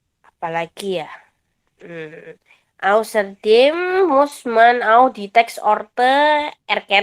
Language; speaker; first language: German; non-native, fluent; Indonesian